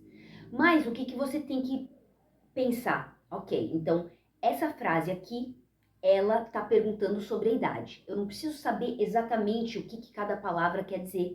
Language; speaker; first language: Portuguese; early bilingual, heritage; Portuguese